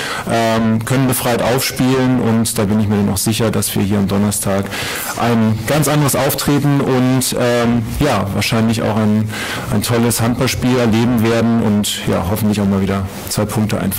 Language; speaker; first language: German; native; German